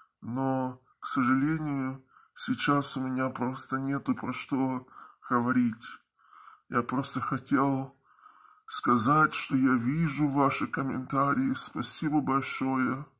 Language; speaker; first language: Russian; early bilingual, heritage; Russian